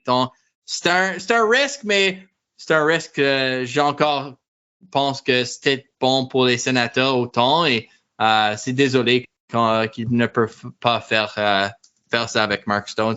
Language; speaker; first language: French; non-native, learner; English